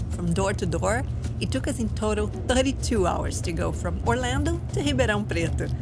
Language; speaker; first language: English; non-native, fluent; Portuguese